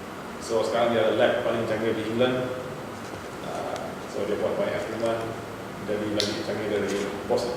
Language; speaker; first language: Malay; non-native, local second language; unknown